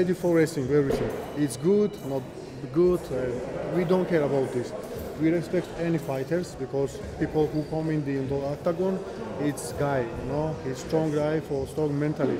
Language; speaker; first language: English; non-native, learner; Georgian